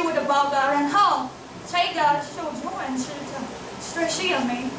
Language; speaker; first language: Chinese; non-native, learner; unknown